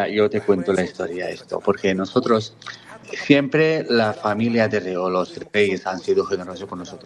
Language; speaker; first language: Spanish; non-native, fluent; Arabic